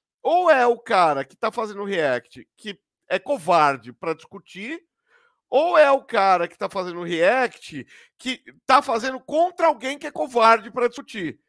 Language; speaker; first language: Portuguese; native; Portuguese